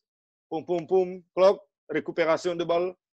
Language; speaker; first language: French; non-native, fluent; Indonesian